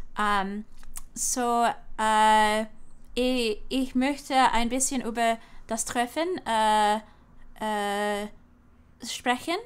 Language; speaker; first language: German; non-native, learner; English